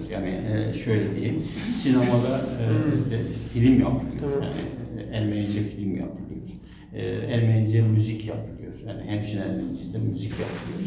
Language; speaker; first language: Turkish; native; Turkish